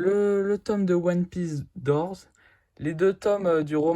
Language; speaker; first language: French; native; French